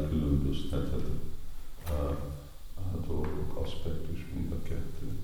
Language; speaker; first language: Hungarian; native; Hungarian